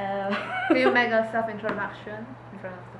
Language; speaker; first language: English; non-native, learner; Chinese